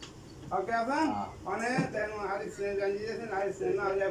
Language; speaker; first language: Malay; non-native, learner; Bangla